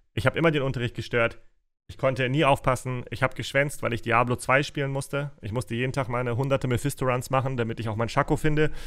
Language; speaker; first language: German; early bilingual, other home language; Russian